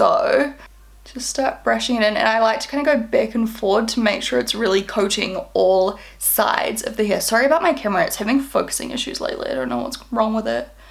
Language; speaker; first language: English; native; English